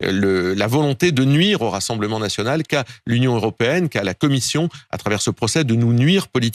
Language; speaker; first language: French; native; French